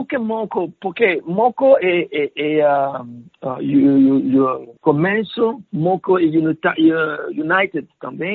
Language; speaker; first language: Portuguese; non-native, learner; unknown